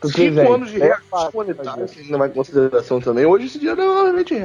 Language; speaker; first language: Portuguese; native; Portuguese